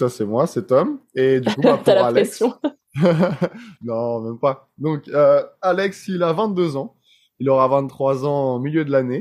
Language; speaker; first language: French; native; French